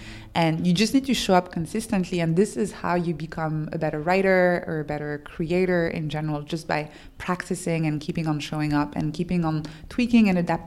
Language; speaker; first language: English; non-native, fluent; French